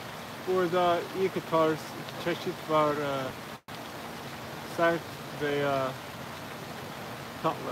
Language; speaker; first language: Turkish; non-native, learner; English